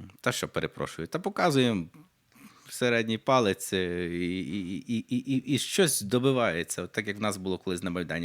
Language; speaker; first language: Ukrainian; native; Ukrainian